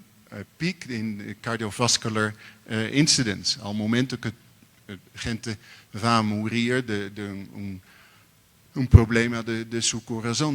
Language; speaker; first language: Spanish; non-native, learner; Dutch